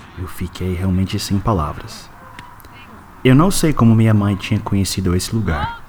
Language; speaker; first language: Portuguese; non-native, fluent; English